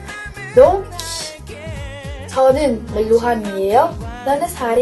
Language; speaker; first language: Korean; non-native, learner; French